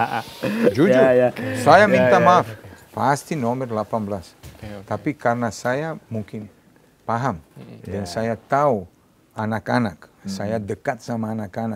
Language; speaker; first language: Indonesian; non-native, fluent; Serbian